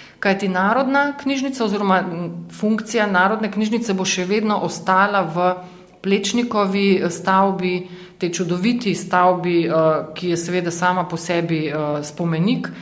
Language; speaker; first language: Slovenian; native; Slovenian